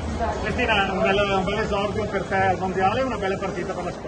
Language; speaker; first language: Italian; native; Italian